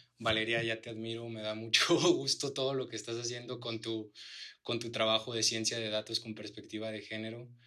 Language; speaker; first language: Spanish; native; Spanish